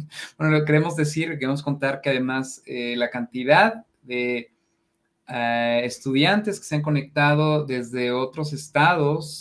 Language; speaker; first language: Spanish; native; Spanish